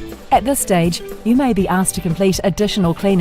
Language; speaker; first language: English; native; English